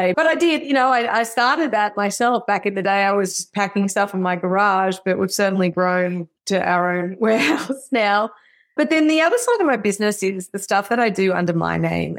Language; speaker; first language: English; native; English